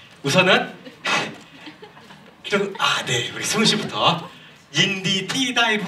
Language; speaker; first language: Korean; non-native, fluent; Thai